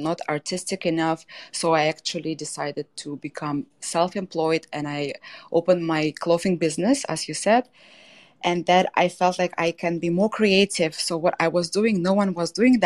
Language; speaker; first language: English; non-native, fluent; Russian